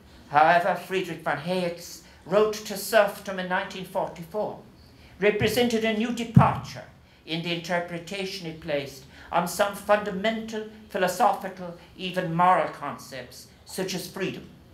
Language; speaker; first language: English; native; English